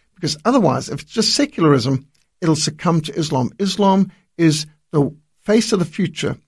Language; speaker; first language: English; native; English